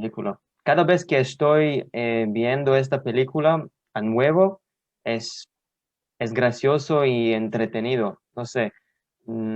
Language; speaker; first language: Spanish; non-native, learner; Hebrew